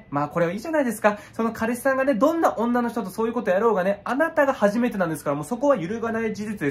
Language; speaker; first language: Japanese; native; Japanese